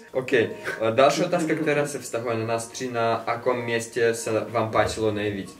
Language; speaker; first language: Czech; non-native, fluent; Russian